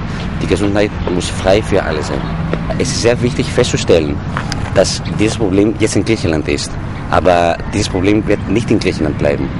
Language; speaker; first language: German; non-native, fluent; Greek